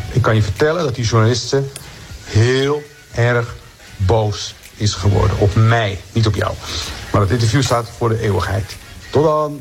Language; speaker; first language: Dutch; early bilingual, other home language; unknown